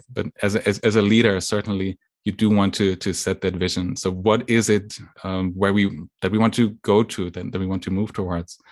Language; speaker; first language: English; non-native, fluent; German